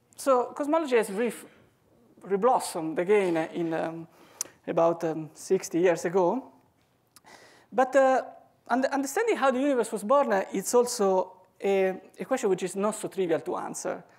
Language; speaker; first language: English; non-native, fluent; Italian